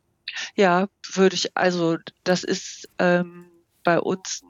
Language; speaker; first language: German; native; German